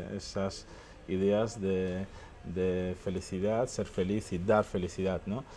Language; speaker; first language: Spanish; non-native, fluent; Armenian